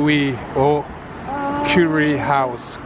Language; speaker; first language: French; native; French